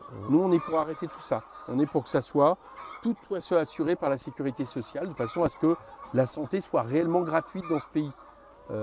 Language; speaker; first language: French; native; French